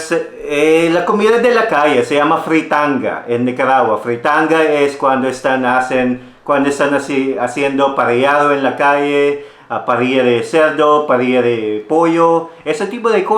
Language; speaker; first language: Spanish; non-native, fluent; Filipino